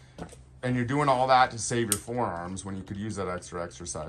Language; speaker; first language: English; native; English